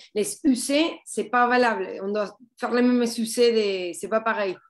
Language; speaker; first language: French; non-native, fluent; Spanish